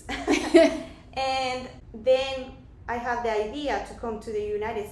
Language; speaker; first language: English; non-native, fluent; Spanish